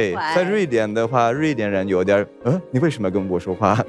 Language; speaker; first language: Chinese; non-native, fluent; Swedish